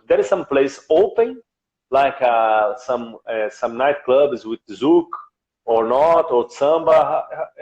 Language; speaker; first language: English; non-native, learner; Portuguese